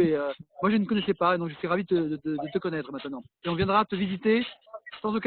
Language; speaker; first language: French; native; French